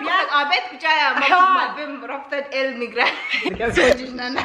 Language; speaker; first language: Persian; early bilingual, heritage; Persian